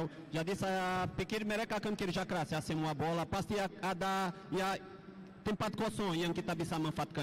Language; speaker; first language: Indonesian; non-native, fluent; Portuguese